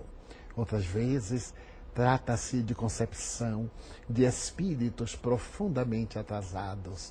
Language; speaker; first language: Portuguese; native; Portuguese